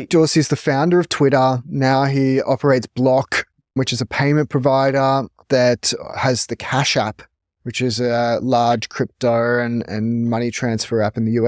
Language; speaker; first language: English; native; English